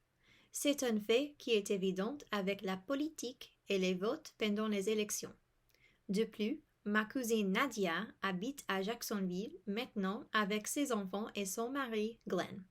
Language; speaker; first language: French; non-native, fluent; English